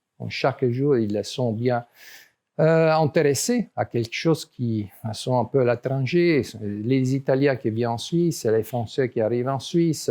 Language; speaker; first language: French; non-native, learner; Italian